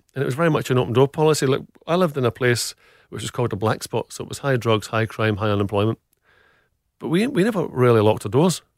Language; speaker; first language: English; native; English